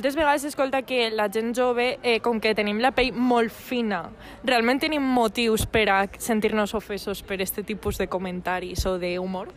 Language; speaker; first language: Spanish; non-native, local second language; Catalan